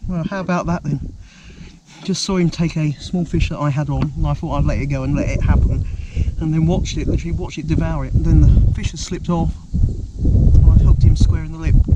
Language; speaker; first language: English; native; English